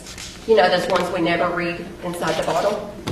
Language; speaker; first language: English; native; English